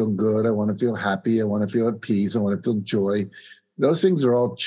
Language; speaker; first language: English; native; English